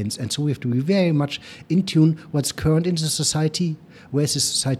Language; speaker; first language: English; non-native, fluent; German